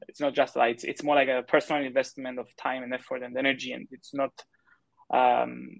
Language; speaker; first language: English; non-native, fluent; Greek